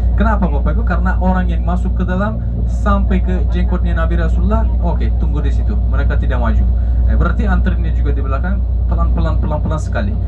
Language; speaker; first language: Indonesian; non-native, fluent; Turkish